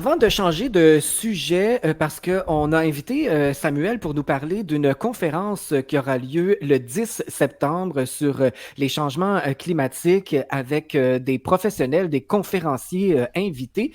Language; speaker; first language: French; native; French